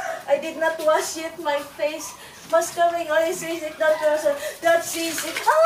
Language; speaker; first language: English; non-native, learner; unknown